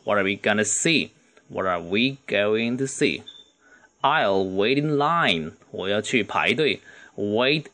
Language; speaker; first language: English; non-native, fluent; Chinese